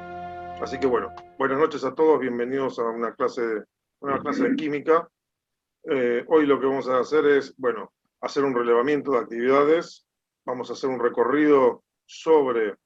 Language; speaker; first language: Spanish; native; Spanish